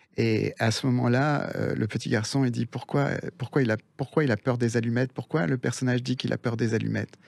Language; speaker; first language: French; early bilingual, other home language; Spanish